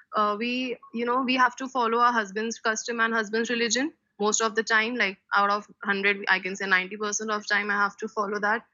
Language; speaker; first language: English; non-native, local second language; Hindi